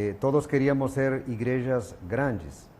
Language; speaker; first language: Spanish; non-native, fluent; Portuguese